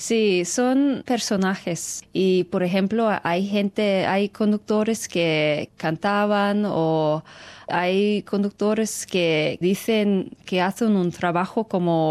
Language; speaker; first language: Spanish; non-native, fluent; English